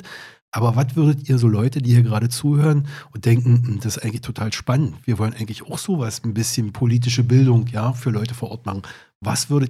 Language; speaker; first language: German; native; German